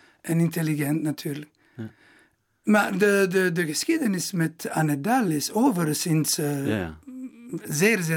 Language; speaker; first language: Dutch; non-native, local second language; Italian